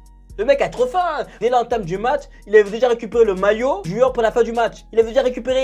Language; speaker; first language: French; native; French